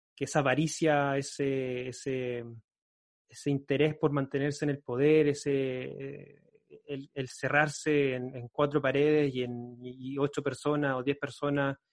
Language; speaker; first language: Spanish; native; Spanish